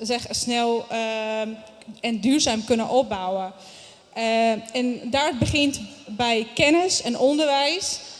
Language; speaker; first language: Dutch; non-native, fluent; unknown